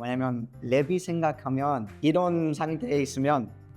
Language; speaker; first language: Korean; non-native, learner; English